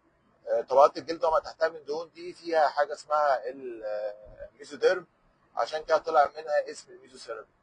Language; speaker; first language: Arabic; native; Arabic